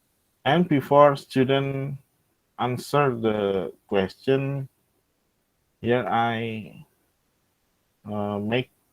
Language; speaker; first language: English; non-native, local second language; Indonesian